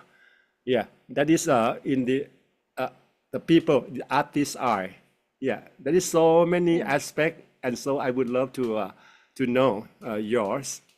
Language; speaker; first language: English; non-native, fluent; Thai